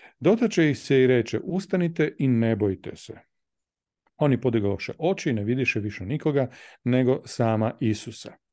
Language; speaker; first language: Croatian; native; Croatian